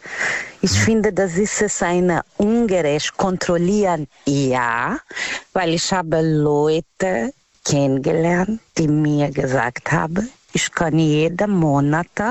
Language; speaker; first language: German; non-native, learner; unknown